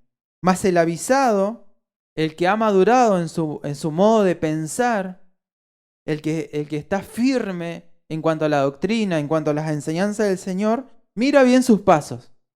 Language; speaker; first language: Spanish; native; Spanish